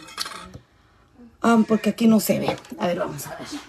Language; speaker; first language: Spanish; native; Spanish